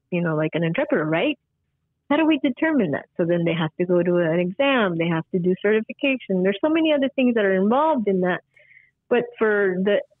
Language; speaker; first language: English; early bilingual, other home language; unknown